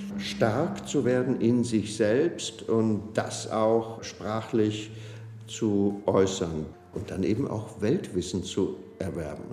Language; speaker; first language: German; native; German